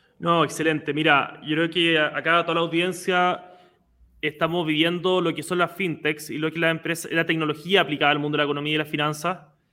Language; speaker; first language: Spanish; native; Spanish